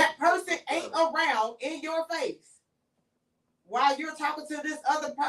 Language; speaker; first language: English; native; English